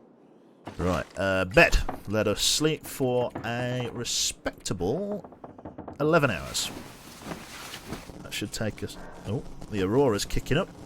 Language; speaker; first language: English; native; English